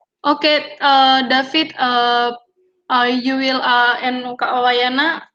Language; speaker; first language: English; non-native, learner; Indonesian